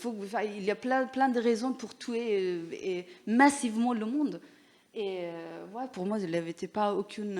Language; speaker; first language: French; non-native, learner; Persian